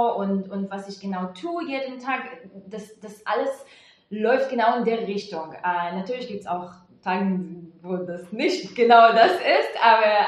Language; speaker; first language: German; non-native, fluent; Hebrew